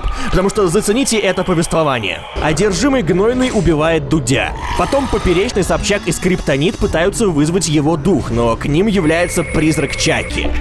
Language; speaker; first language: Russian; native; Russian